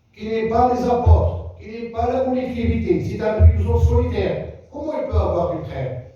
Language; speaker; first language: French; non-native, local second language; Arabic